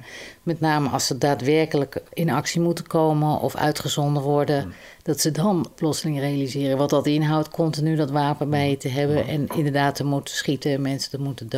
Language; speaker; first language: Dutch; native; Dutch